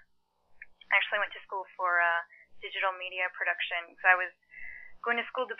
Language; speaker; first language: English; early bilingual, other home language; Chinese